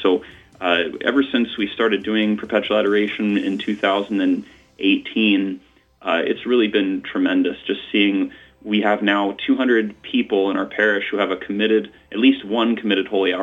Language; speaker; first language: English; native; English